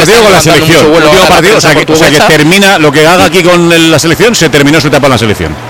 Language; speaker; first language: Spanish; native; Spanish